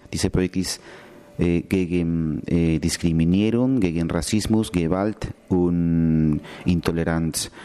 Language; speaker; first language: German; non-native, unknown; Spanish